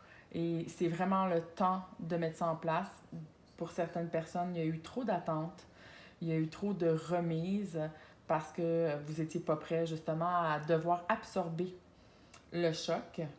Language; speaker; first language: French; native; French